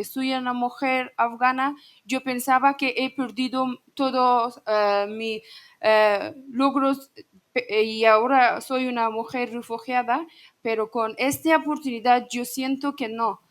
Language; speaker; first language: Spanish; non-native, learner; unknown